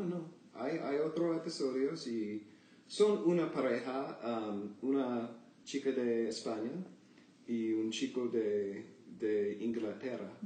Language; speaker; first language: Spanish; non-native, learner; English